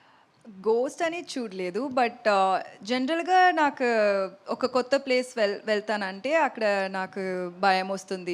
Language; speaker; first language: Telugu; non-native, learner; Tamil